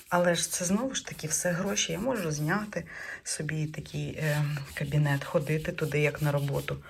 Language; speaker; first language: Ukrainian; native; Ukrainian